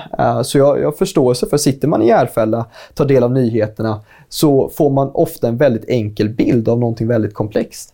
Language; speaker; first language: Swedish; native; Swedish